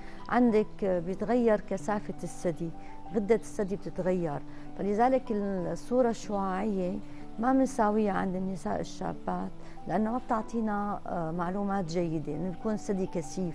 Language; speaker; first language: Arabic; native; Arabic